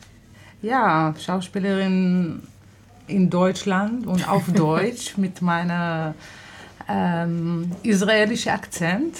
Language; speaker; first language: German; non-native, fluent; Hebrew